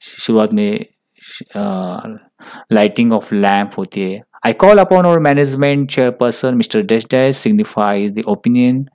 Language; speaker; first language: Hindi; non-native, local second language; Marathi